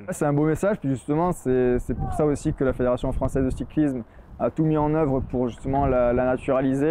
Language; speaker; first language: French; native; French